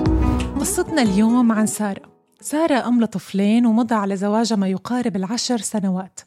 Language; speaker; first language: Arabic; native; Arabic